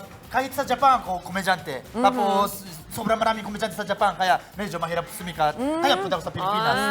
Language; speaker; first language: Filipino; non-native, learner; Japanese